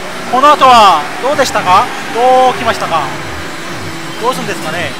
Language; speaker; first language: Japanese; non-native, learner; Korean